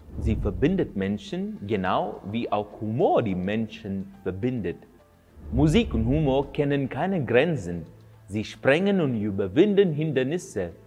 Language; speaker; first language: German; non-native, fluent; Kannada